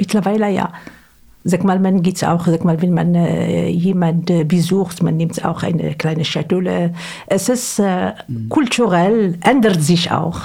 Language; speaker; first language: German; non-native, fluent; Arabic